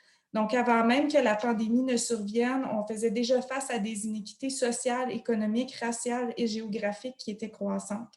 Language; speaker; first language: French; native; French